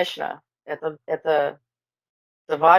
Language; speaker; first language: Russian; non-native, learner; English